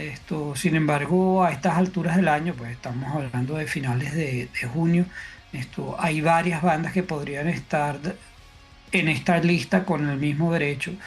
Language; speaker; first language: Spanish; native; Spanish